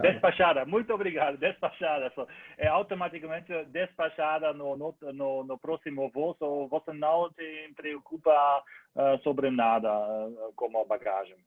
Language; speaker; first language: Portuguese; non-native, learner; German